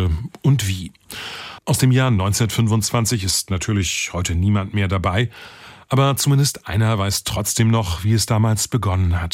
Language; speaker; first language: German; native; German